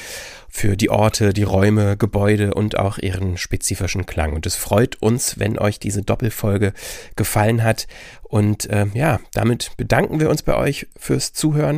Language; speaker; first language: German; native; German